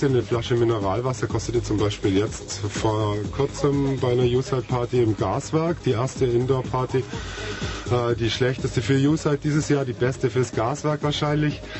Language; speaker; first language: German; native; German